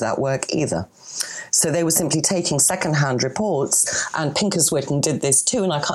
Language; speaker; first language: English; non-native, fluent; Greek